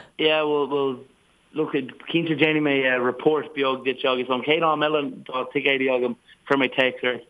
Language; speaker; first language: Irish; non-native, local second language; English